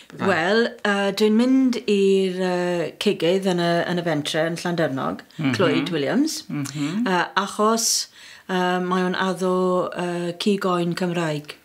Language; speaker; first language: Welsh; non-native, learner; English